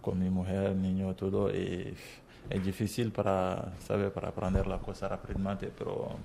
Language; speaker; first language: Spanish; non-native, learner; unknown